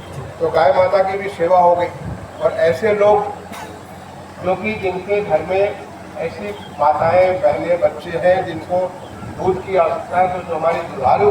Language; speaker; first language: Hindi; native; Hindi